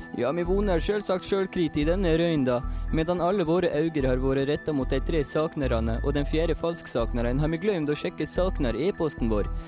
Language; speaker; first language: Norwegian; native; Norwegian